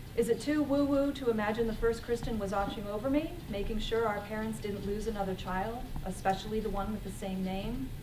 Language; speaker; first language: English; native; English